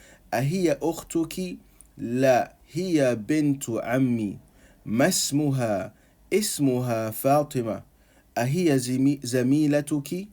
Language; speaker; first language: Arabic; non-native, fluent; English